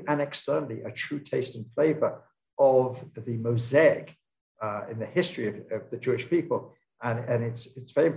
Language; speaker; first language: English; native; English